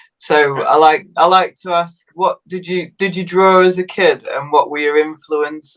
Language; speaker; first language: English; native; English